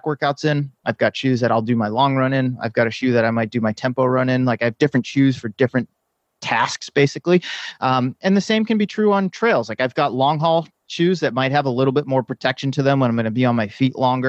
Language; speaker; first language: English; native; English